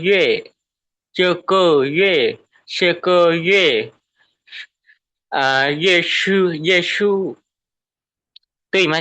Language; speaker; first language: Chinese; non-native, learner; Lao